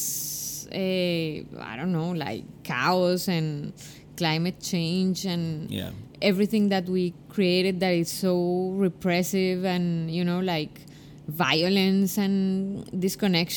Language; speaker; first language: English; non-native, fluent; Spanish